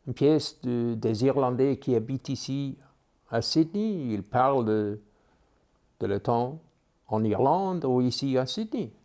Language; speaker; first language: French; non-native, learner; English